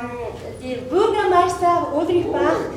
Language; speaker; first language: German; non-native, learner; Mongolian